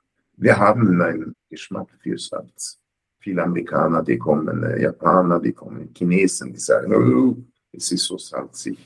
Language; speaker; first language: German; early bilingual, heritage; German